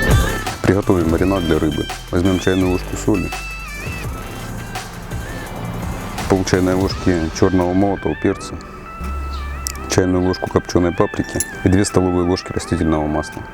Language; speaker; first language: Russian; native; Russian